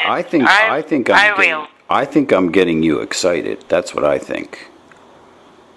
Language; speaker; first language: English; native; English